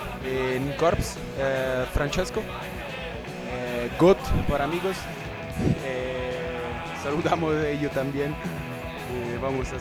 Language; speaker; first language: Spanish; non-native, learner; Italian